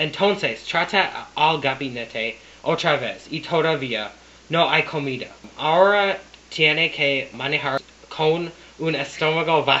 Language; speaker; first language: Spanish; non-native, learner; English